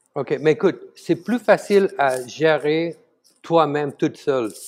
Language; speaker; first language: French; non-native, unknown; Tamil